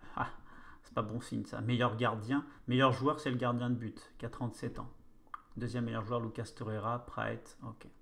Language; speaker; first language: French; native; French